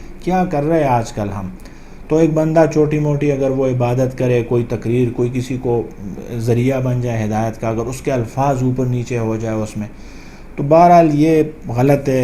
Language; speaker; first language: Urdu; non-native, local second language; Pashto